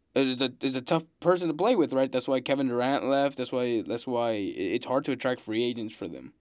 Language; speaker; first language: English; native; English